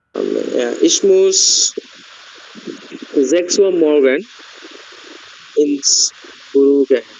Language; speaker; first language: German; non-native, learner; Bangla